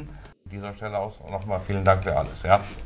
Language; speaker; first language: German; native; German